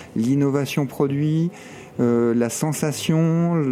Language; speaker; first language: French; native; French